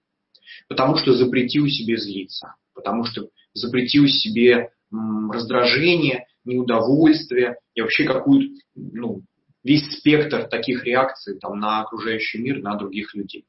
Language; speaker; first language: Russian; native; Russian